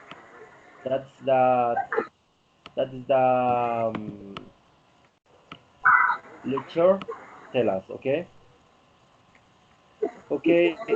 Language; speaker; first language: English; non-native, learner; Spanish